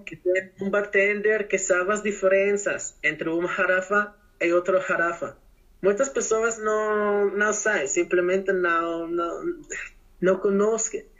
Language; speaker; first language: Portuguese; non-native, learner; Spanish